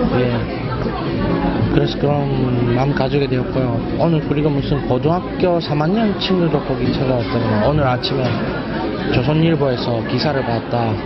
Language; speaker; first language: Korean; non-native, fluent; Japanese